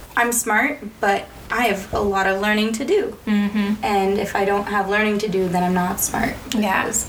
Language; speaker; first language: English; native; English